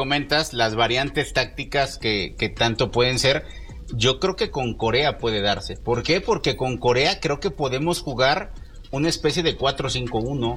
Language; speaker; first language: Spanish; native; Spanish